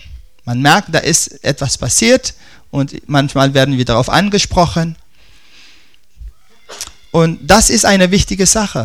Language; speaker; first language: German; non-native, fluent; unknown